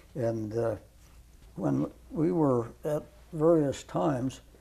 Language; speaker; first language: English; native; English